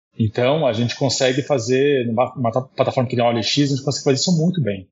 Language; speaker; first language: Portuguese; early bilingual, heritage; Portuguese